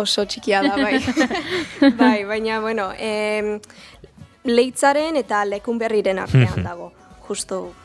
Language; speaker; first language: Basque; non-native, learner; English